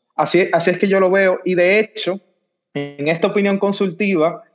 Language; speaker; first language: Spanish; native; Spanish